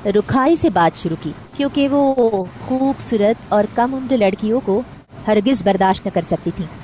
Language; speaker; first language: Urdu; non-native, local second language; Marathi